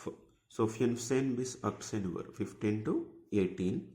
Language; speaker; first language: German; non-native, fluent; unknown